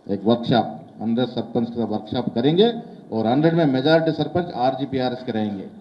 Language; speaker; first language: Hindi; non-native, local second language; Telugu